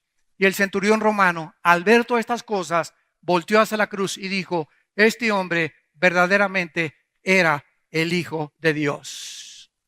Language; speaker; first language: Spanish; native; Spanish